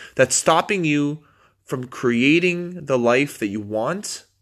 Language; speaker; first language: English; native; English